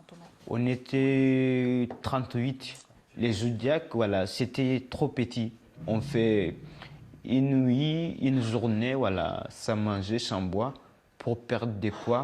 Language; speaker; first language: French; non-native, learner; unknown